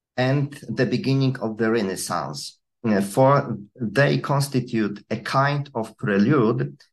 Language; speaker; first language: English; non-native, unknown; Polish